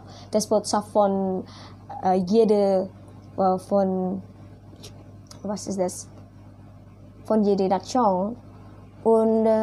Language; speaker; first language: German; non-native, learner; Indonesian